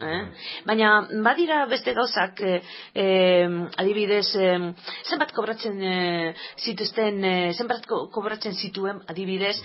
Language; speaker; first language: Basque; non-native, local second language; Spanish